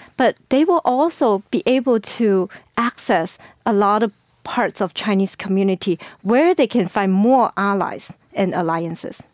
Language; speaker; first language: English; non-native, fluent; Chinese